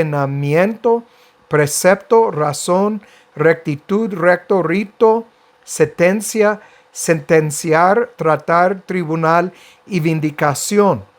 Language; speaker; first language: Spanish; non-native, fluent; English